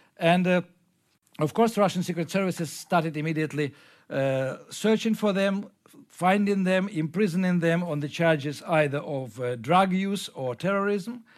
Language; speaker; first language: English; non-native, fluent; Ukrainian